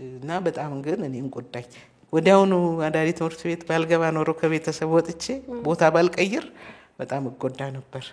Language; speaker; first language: Amharic; native; Amharic